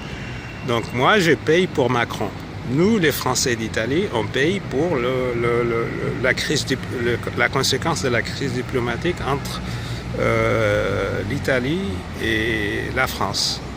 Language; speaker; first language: French; non-native, fluent; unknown